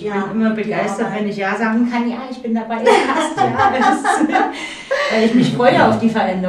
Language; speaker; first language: German; native; German